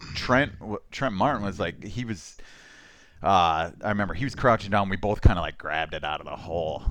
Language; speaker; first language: English; native; English